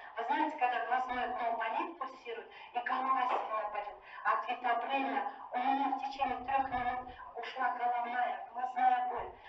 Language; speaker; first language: Russian; native; Russian